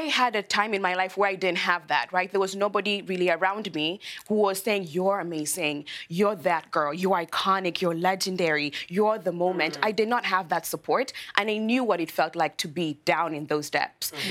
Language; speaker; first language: English; non-native, local second language; Luo (Kenya and Tanzania)